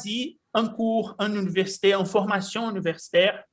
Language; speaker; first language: French; non-native, fluent; Portuguese